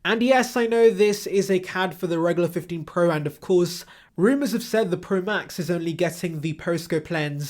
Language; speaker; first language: English; native; English